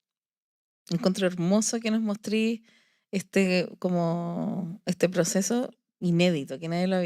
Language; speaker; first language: Spanish; native; Spanish